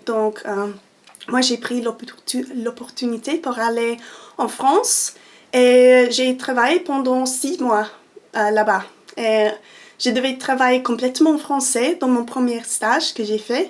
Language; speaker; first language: French; non-native, fluent; English